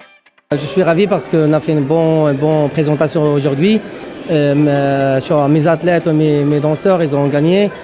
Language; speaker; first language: French; non-native, local second language; Arabic